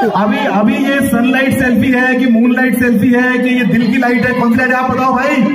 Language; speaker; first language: Hindi; native; Hindi